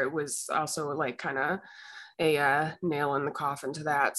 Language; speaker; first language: English; native; English